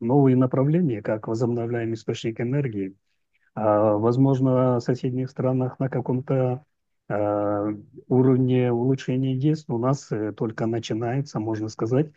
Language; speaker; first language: Russian; non-native, local second language; Uzbek